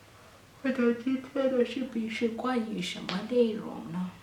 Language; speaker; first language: Chinese; non-native, fluent; Kalenjin